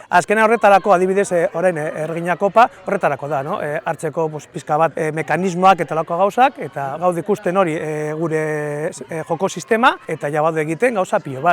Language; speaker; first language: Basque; non-native, learner; Spanish